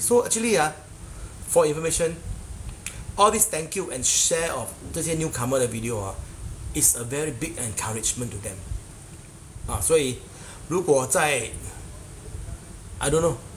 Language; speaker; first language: English; non-native, local second language; Chinese